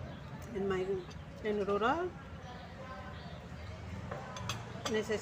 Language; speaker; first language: Spanish; non-native, learner; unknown